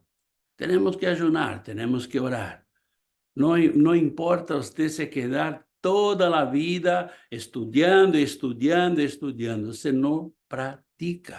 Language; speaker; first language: Spanish; non-native, fluent; Portuguese